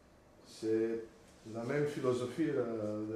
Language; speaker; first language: French; non-native, learner; Slovenian